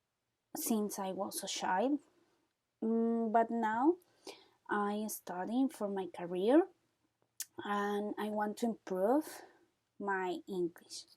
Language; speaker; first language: English; non-native, learner; Spanish